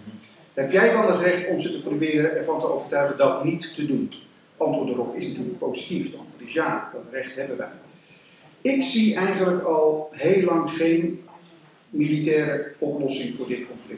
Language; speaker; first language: Dutch; native; Dutch